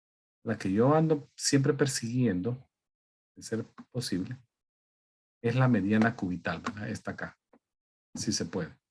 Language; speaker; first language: Spanish; native; Spanish